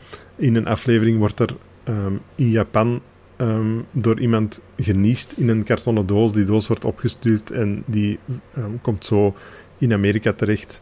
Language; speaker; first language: Dutch; native; Dutch